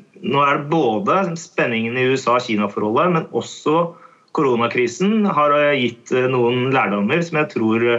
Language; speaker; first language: Norwegian; native; Norwegian